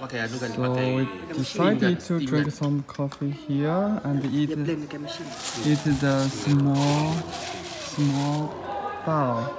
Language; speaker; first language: English; non-native, learner; Chinese